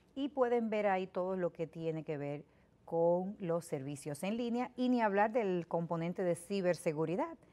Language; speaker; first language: Spanish; native; Spanish